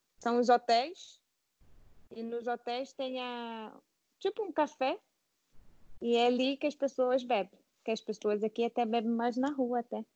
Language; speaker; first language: Portuguese; native; Portuguese